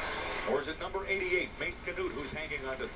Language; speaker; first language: English; native; English